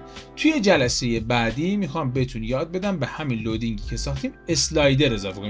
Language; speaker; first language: Persian; native; Persian